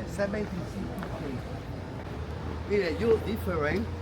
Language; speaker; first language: English; non-native, learner; Spanish